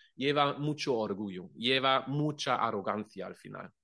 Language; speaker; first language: Spanish; non-native, fluent; German